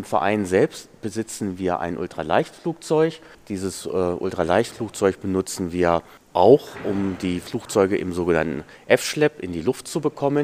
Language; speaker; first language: German; native; German